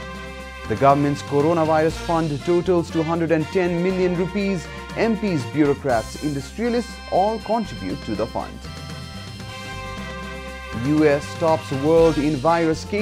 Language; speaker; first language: English; non-native, fluent; Nepali